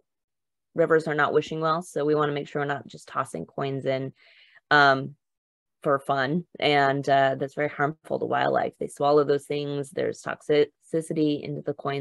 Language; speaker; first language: English; native; English